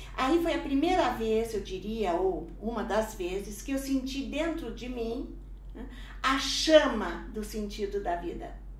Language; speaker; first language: Portuguese; early bilingual, other home language; Italian